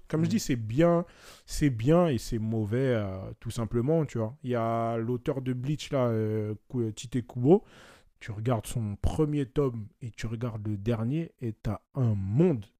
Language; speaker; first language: French; native; French